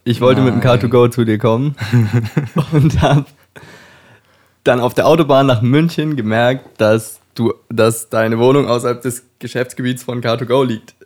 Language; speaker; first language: German; native; German